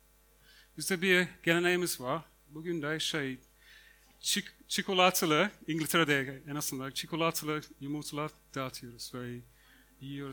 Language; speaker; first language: Turkish; non-native, fluent; English